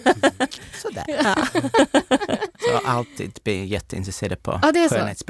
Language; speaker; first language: Swedish; non-native, learner; English